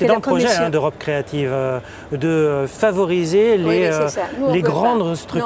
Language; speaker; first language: French; native; French